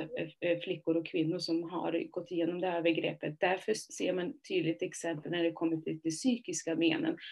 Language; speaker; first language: Swedish; early bilingual, other home language; Somali